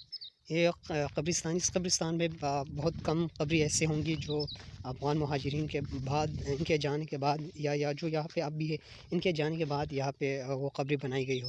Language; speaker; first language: Urdu; non-native, local second language; Pashto